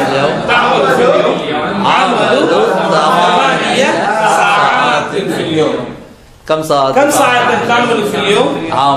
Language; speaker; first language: Arabic; non-native, fluent; Tamil